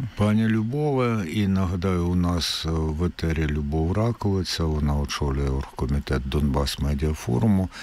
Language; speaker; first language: Ukrainian; native; Ukrainian